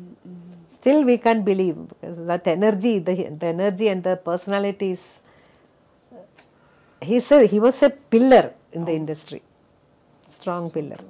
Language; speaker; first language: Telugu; non-native, local second language; Malayalam